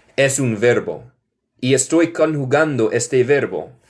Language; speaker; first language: Spanish; non-native, learner; English